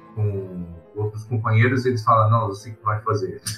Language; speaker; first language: Portuguese; non-native, fluent; English